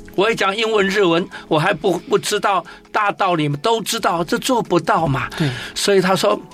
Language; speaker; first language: Chinese; native; Chinese